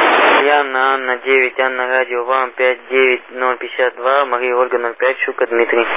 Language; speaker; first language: Russian; native; Russian